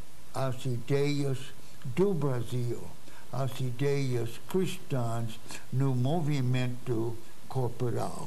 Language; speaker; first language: Portuguese; non-native, fluent; English